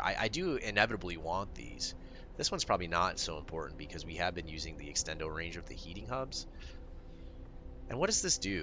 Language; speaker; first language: English; native; English